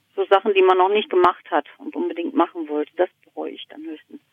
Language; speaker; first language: German; native; German